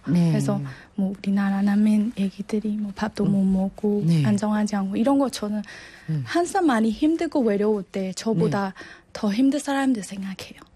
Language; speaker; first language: Korean; non-native, learner; Burmese